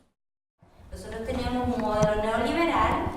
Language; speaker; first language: Spanish; native; Spanish